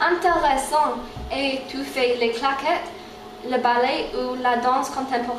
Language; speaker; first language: French; non-native, learner; English